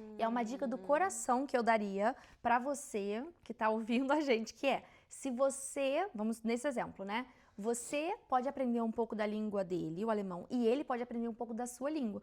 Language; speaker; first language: Portuguese; native; Portuguese